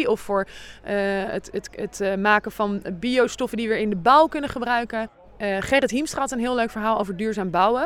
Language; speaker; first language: Dutch; native; Dutch